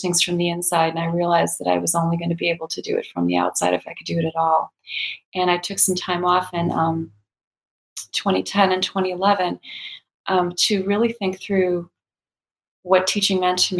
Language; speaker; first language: English; native; English